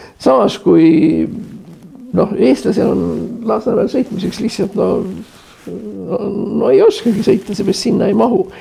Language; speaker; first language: Estonian; native; Estonian